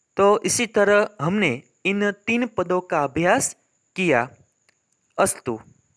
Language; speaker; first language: Hindi; non-native, local second language; Gujarati